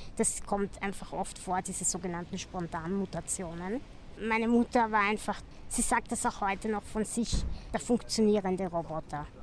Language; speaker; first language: German; native; German